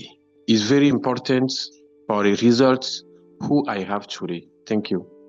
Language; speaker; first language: English; non-native, learner; French